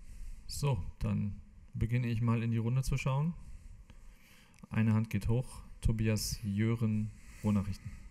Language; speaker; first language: German; native; German